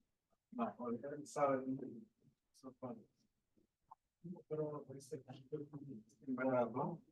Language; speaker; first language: Spanish; non-native, fluent; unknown